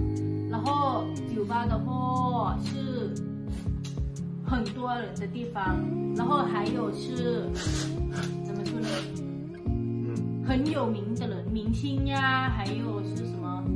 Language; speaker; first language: Chinese; non-native, fluent; Thai